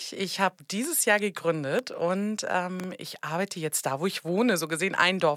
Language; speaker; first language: German; native; German